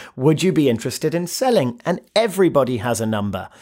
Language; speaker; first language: English; native; English